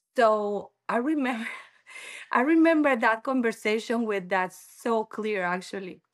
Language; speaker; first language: English; non-native, learner; Spanish